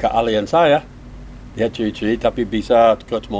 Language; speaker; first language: Indonesian; non-native, learner; English